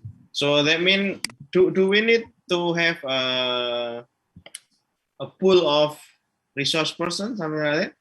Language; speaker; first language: English; non-native, learner; Malay